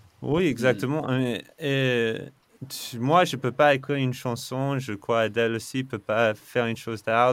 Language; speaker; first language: French; non-native, fluent; English